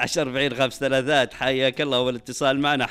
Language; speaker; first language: Arabic; native; Arabic